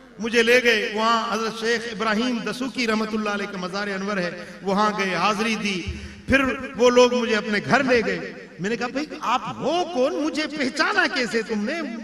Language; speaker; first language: Urdu; non-native, local second language; Sindhi